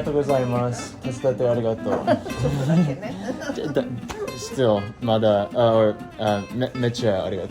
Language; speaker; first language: Japanese; non-native, learner; English